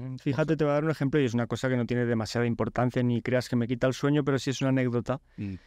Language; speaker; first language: Spanish; early bilingual, other home language; Polish